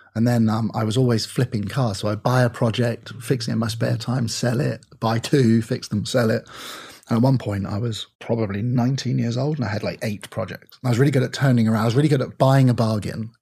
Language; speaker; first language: English; native; English